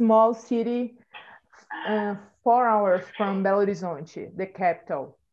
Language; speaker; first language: English; non-native, fluent; Portuguese